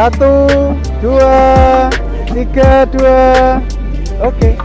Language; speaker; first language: Indonesian; non-native, local second language; Javanese